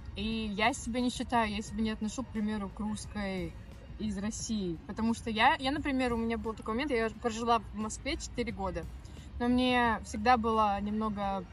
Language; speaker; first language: Russian; native; Russian